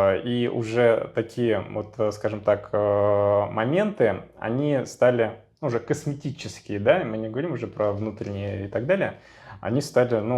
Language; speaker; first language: Russian; native; Russian